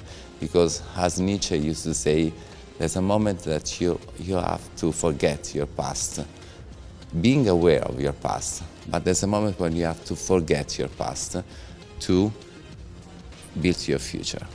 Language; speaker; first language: English; non-native, fluent; Italian